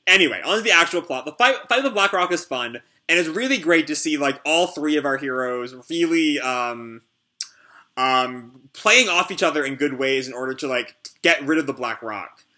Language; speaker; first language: English; native; English